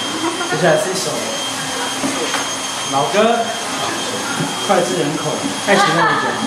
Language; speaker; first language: Chinese; native; Chinese